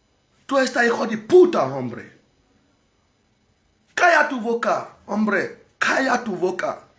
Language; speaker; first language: Spanish; non-native, learner; Bini